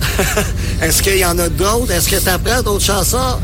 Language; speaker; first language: French; native; French